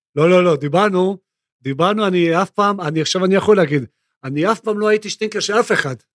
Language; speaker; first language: Hebrew; non-native, fluent; Croatian